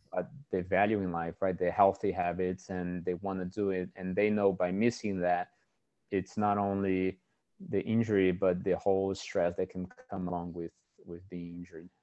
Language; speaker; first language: English; non-native, fluent; Portuguese